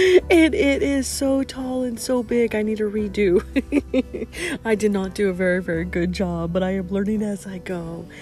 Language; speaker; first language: English; native; English